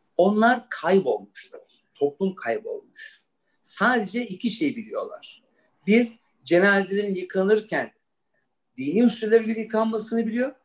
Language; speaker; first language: Turkish; early bilingual, heritage; Turkish